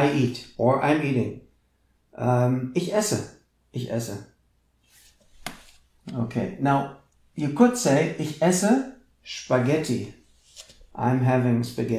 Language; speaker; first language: German; non-native, fluent; English